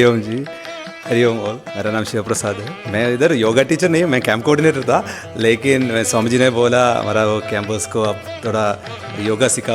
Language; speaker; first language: Hindi; non-native, local second language; Malayalam